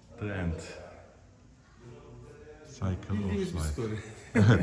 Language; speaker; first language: English; non-native, learner; Turkish